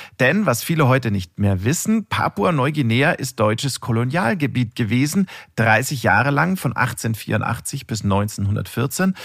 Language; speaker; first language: German; native; German